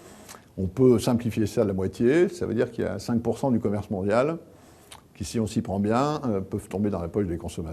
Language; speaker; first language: French; native; French